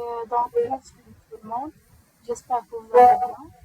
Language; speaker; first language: French; non-native, local second language; Arabic